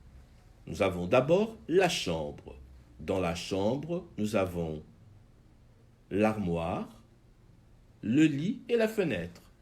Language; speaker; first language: French; non-native, fluent; Portuguese